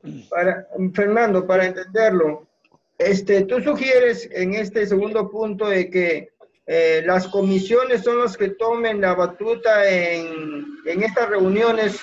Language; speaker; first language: Spanish; native; Spanish